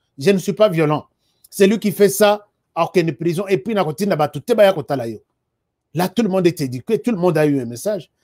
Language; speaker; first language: French; non-native, local second language; Lingala